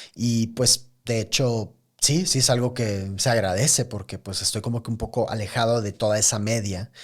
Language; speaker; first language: Spanish; native; Spanish